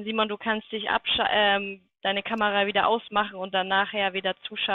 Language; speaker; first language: German; native; German